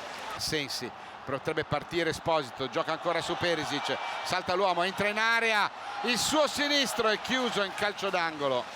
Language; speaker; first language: Italian; native; Italian